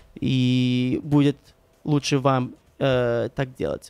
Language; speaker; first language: Russian; non-native, fluent; English